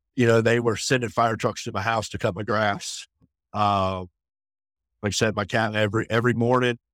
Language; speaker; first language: English; native; English